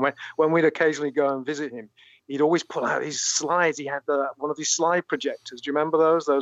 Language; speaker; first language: English; native; English